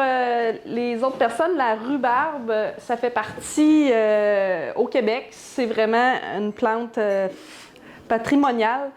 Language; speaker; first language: French; native; French